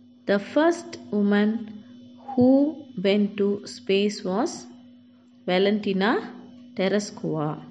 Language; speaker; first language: English; non-native, local second language; Tamil